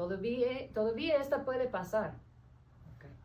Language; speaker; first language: Spanish; non-native, fluent; English